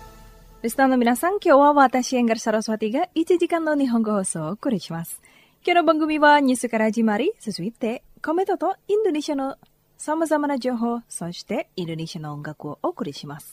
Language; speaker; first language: Japanese; non-native, fluent; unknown